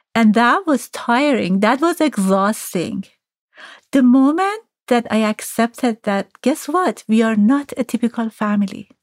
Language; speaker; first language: English; non-native, fluent; Persian